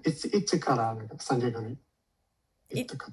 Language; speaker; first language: Japanese; non-native, learner; English